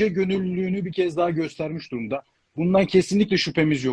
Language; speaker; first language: Turkish; native; Turkish